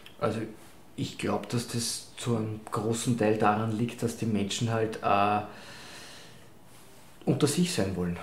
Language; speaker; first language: German; native; German